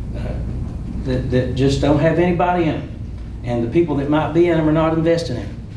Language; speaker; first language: English; native; English